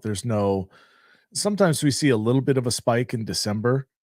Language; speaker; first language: English; native; English